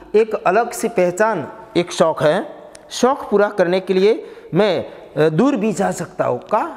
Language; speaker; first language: Hindi; non-native, local second language; Gujarati